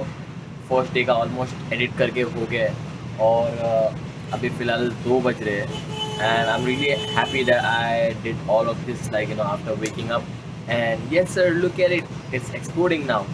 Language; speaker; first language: Hindi; native; Hindi